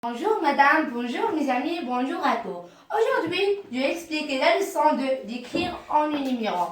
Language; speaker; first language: French; non-native, learner; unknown